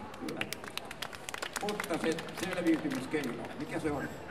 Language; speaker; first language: Finnish; native; Finnish